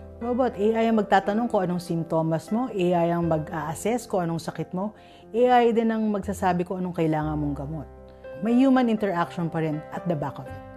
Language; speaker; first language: Filipino; native; Filipino